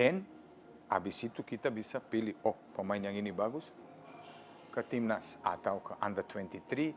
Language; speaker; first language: Indonesian; non-native, fluent; Serbian